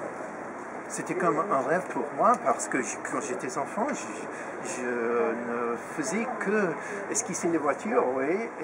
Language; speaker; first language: French; non-native, fluent; English